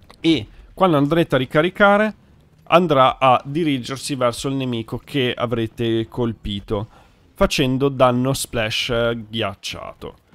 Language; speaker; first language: Italian; native; Italian